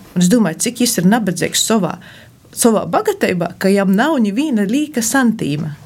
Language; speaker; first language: Latvian; non-native, fluent; Ukrainian